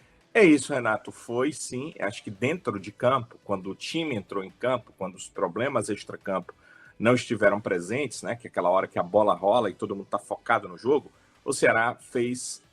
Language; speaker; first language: Portuguese; native; Portuguese